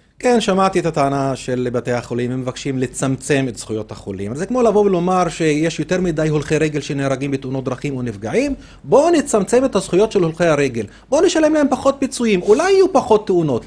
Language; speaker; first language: Hebrew; non-native, local second language; Arabic